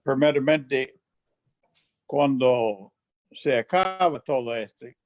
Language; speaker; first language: Spanish; non-native, fluent; English